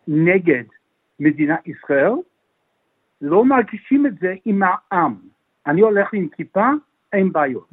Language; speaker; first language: Hebrew; non-native, fluent; English